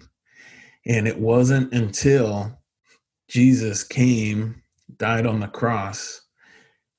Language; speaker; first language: English; native; English